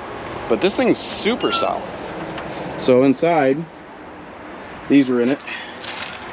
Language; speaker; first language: English; native; English